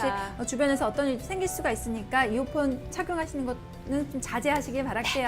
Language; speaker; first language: Korean; native; Korean